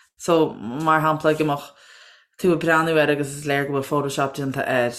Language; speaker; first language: Irish; non-native, local second language; English